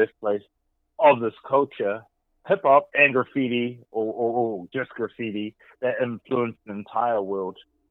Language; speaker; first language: English; native; English